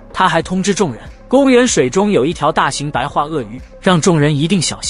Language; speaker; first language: Chinese; native; Chinese